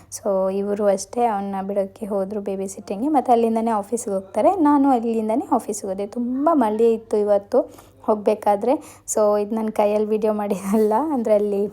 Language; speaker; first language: Kannada; native; Kannada